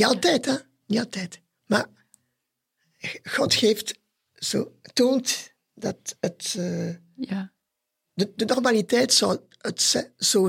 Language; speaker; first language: Dutch; non-native, local second language; French